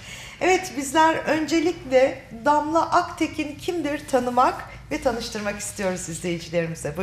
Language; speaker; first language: Turkish; native; Turkish